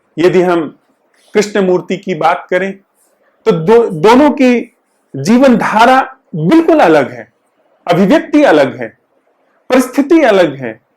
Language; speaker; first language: Hindi; native; Hindi